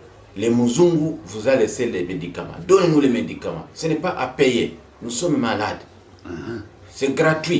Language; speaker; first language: French; non-native, local second language; Swahili